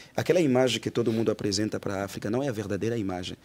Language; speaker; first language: Portuguese; non-native, fluent; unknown